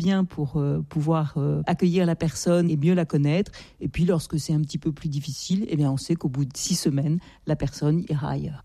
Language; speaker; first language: French; native; French